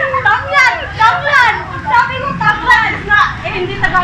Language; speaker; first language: Filipino; non-native, local second language; Cebuano